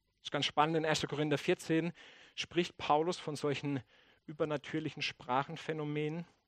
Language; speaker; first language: German; native; German